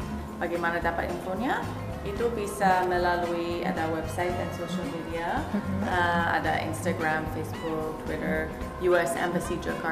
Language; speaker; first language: Indonesian; non-native, fluent; English